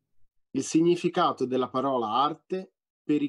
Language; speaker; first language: Italian; native; Italian